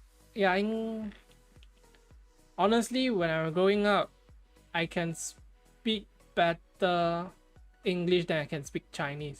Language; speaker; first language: English; non-native, fluent; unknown